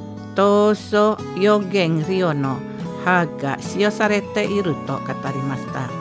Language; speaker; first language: Japanese; non-native, fluent; Indonesian